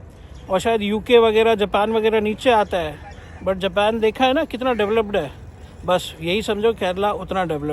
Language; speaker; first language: Hindi; non-native, local second language; Malayalam